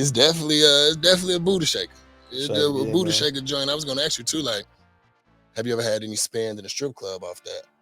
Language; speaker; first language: English; native; English